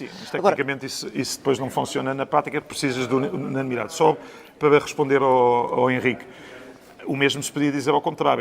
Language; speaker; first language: Portuguese; native; Portuguese